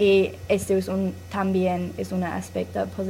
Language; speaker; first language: Spanish; non-native, learner; English